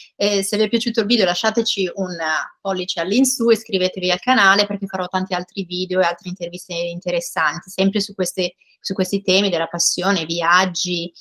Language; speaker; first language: Italian; native; Italian